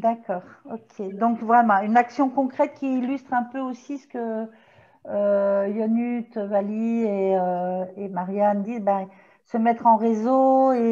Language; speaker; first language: French; native; French